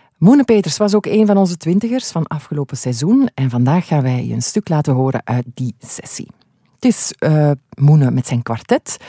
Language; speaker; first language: Dutch; native; Dutch